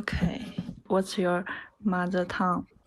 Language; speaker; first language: English; non-native, learner; Chinese